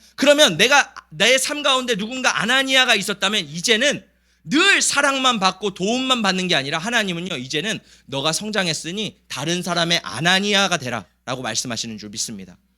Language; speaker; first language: Korean; early bilingual, heritage; Korean